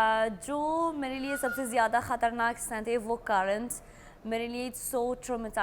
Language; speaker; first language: Hindi; non-native, learner; Arabic